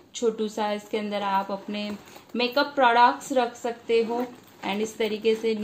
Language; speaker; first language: Hindi; non-native, local second language; Bangla